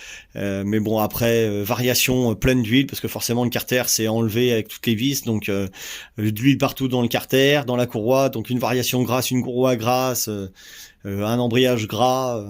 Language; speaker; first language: French; native; French